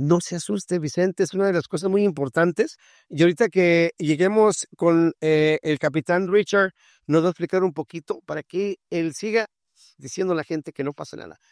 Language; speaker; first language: Spanish; native; Spanish